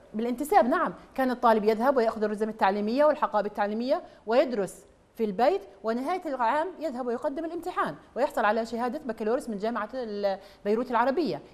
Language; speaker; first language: Arabic; native; Arabic